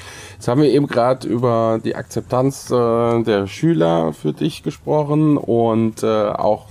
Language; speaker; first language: German; native; German